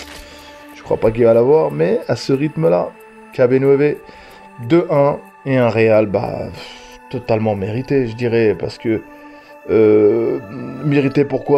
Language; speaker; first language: French; native; French